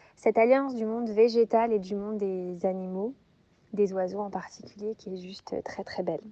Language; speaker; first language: French; native; French